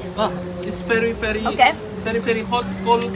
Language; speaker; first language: English; non-native, learner; Indonesian